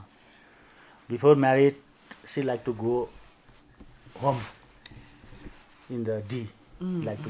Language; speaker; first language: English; non-native, learner; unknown